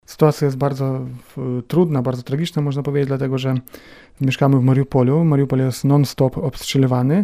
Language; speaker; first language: Polish; non-native, fluent; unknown